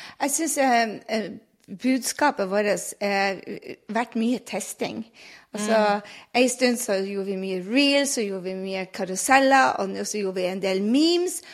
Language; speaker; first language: Norwegian; native; Norwegian